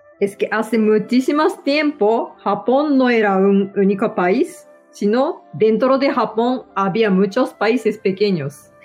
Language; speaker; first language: Spanish; non-native, fluent; Japanese